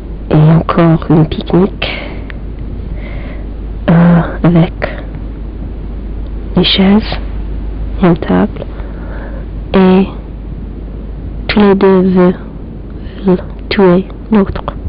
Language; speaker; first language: French; non-native, learner; English